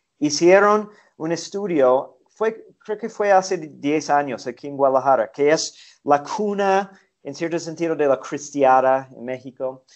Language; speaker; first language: Spanish; non-native, fluent; English